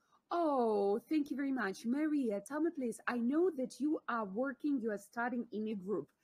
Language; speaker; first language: English; non-native, fluent; Ukrainian